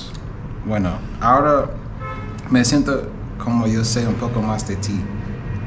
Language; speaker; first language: Spanish; non-native, learner; English